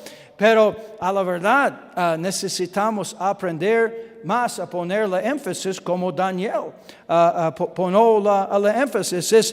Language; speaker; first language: Spanish; non-native, learner; English